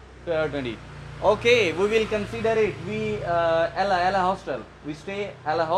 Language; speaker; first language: English; non-native, learner; Urdu